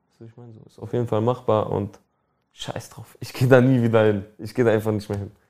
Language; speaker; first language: German; early bilingual, other home language; Albanian